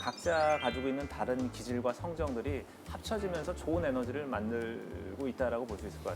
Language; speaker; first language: Korean; native; Korean